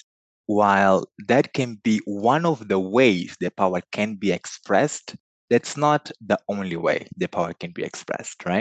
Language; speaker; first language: English; non-native, fluent; Portuguese